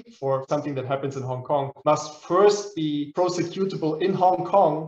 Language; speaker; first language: English; non-native, fluent; German